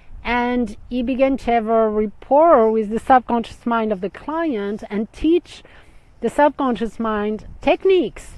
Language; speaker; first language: English; non-native, fluent; French